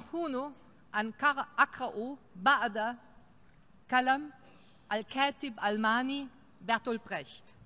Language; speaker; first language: Arabic; non-native, fluent; German